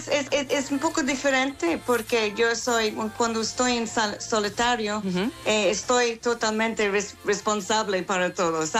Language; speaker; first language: Spanish; non-native, learner; English